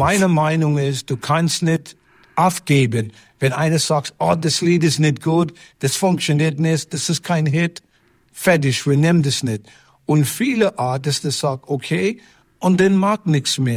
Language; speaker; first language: German; non-native, learner; English